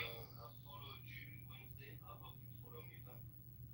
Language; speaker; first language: English; native; English